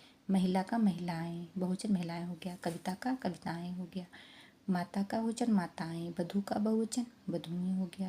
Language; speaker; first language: Hindi; native; Hindi